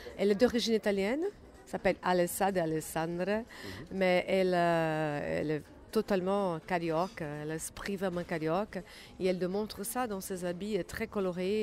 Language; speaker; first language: French; non-native, learner; Portuguese